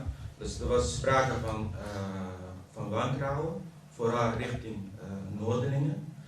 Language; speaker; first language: Dutch; non-native, fluent; Arabic